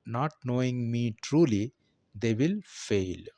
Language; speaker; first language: English; non-native, local second language; Telugu